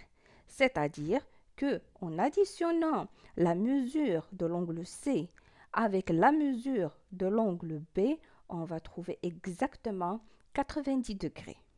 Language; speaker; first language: French; non-native, local second language; Arabic